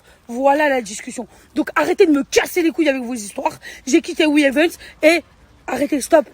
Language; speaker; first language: French; native; French